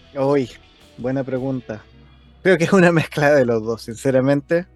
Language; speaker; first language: Spanish; native; Spanish